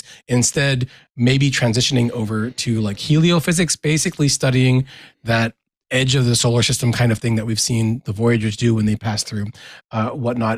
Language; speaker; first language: English; native; English